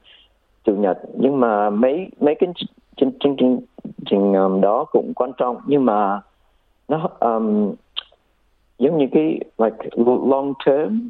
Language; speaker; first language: Vietnamese; early bilingual, heritage; Vietnamese